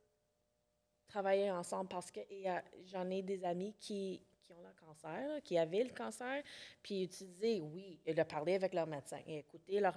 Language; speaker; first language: French; non-native, local second language; English